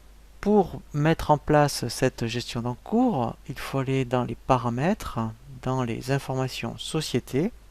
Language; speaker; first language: French; native; French